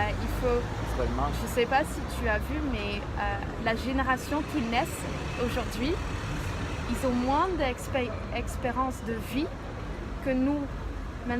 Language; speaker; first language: French; non-native, fluent; Dutch